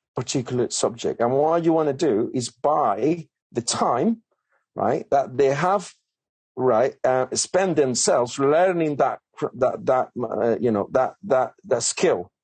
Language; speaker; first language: English; non-native, fluent; Spanish